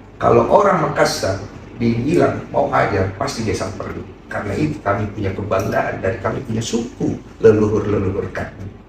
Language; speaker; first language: Indonesian; native; Indonesian